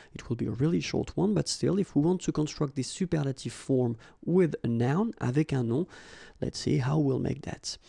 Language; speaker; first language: English; non-native, fluent; French